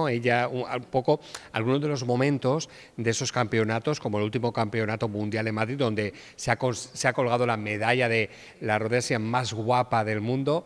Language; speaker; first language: Spanish; non-native, learner; German